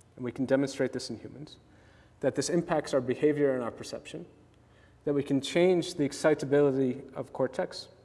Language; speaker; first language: English; native; English